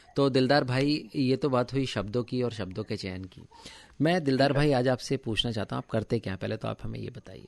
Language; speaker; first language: Hindi; native; Hindi